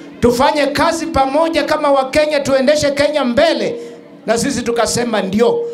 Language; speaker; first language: Swahili; non-native, local second language; Luyia